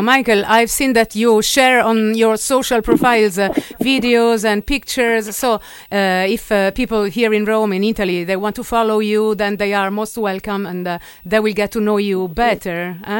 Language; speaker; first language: English; non-native, fluent; Italian